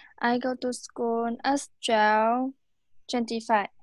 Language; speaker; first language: English; non-native, learner; Vietnamese